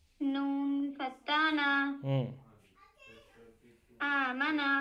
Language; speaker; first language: Arabic; non-native, learner; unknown